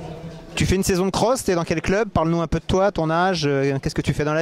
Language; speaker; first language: French; native; French